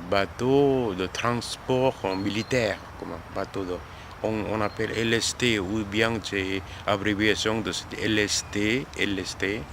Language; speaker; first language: French; non-native, learner; Korean